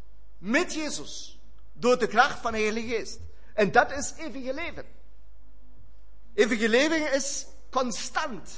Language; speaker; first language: Dutch; non-native, fluent; German